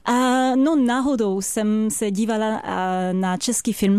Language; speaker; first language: Czech; non-native, fluent; French